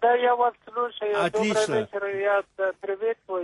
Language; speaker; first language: Russian; non-native, learner; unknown